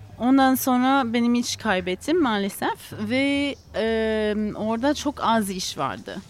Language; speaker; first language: Turkish; non-native, learner; English